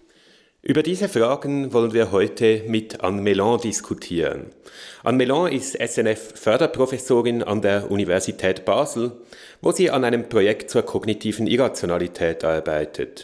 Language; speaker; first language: German; native; German